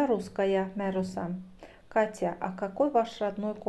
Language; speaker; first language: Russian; non-native, fluent; Azerbaijani